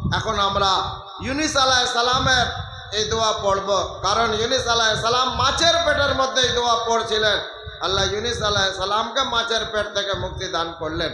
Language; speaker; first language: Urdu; non-native, local second language; Bangla